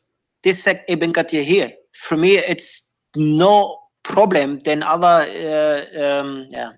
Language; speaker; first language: English; non-native, learner; German